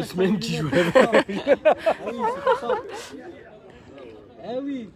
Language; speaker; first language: French; native; French